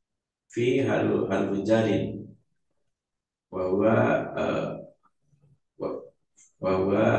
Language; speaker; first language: Arabic; non-native, learner; Indonesian